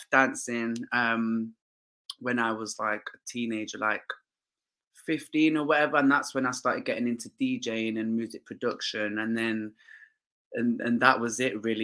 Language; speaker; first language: English; native; English